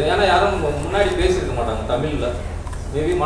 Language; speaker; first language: Tamil; native; Tamil